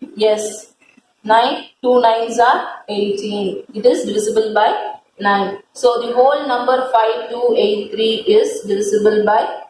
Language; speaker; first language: English; non-native, local second language; Tamil